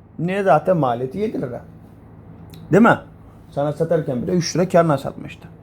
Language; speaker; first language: Turkish; native; Turkish